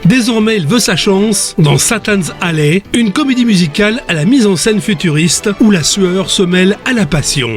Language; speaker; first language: French; native; French